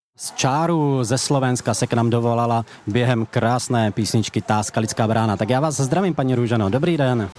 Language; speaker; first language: Czech; native; Czech